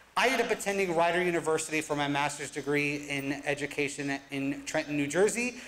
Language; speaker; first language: English; native; English